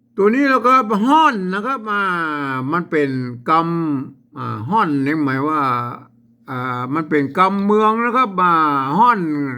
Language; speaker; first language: Thai; native; Thai